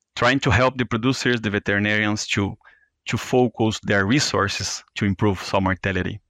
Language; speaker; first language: English; non-native, fluent; Portuguese